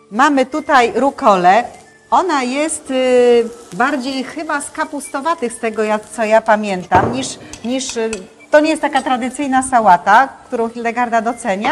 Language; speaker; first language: Polish; native; Polish